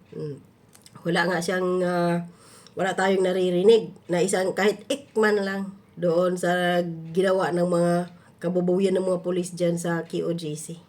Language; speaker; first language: Filipino; non-native, local second language; Cebuano